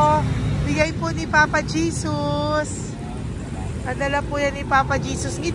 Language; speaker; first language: Filipino; native; Filipino